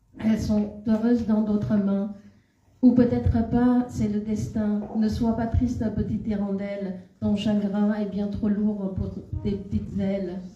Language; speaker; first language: French; non-native, fluent; Khmer